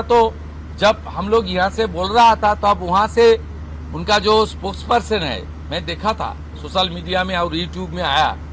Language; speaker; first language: Hindi; non-native, local second language; Bangla